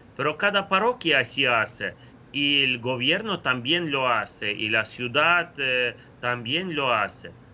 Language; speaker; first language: Spanish; non-native, fluent; Ukrainian